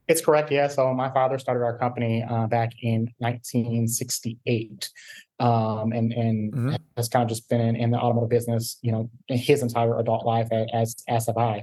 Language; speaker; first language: English; native; English